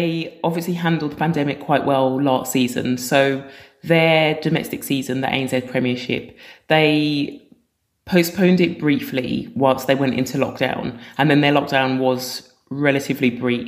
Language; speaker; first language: English; native; English